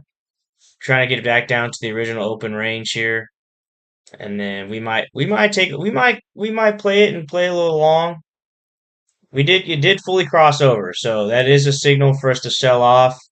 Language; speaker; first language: English; native; English